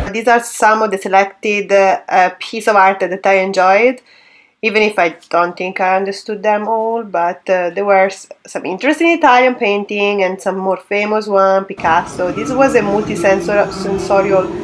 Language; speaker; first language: English; non-native, fluent; Italian